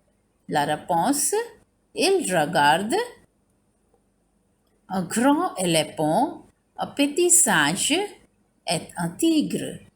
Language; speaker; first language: French; non-native, fluent; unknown